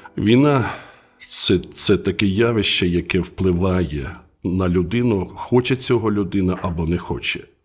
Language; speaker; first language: Ukrainian; native; Ukrainian